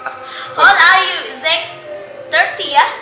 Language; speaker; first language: English; non-native, learner; Indonesian